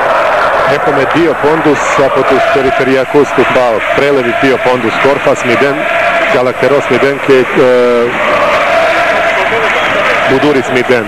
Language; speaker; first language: Greek; non-native, fluent; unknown